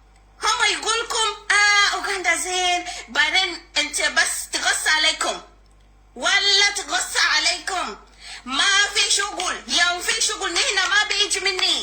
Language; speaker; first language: Arabic; non-native, learner; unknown